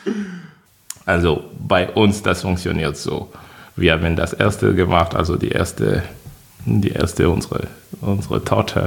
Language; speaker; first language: German; non-native, fluent; French